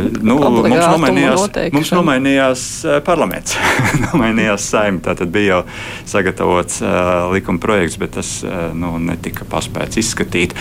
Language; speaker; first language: Latvian; native; Latvian